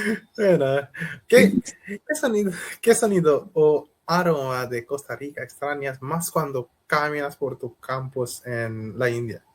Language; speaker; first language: Spanish; non-native, learner; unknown